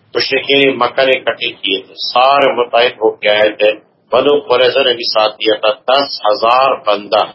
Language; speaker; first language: Urdu; non-native, local second language; Pashto